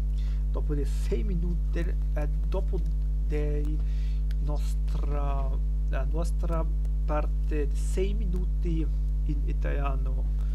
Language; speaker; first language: Italian; non-native, learner; German